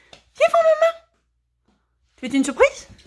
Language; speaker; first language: French; native; French